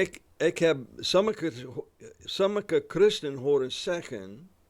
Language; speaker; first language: Dutch; non-native, fluent; English